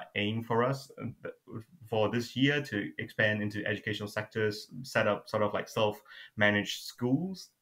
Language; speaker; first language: English; non-native, fluent; Burmese